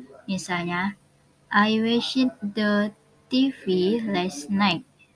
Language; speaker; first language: English; non-native, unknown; Indonesian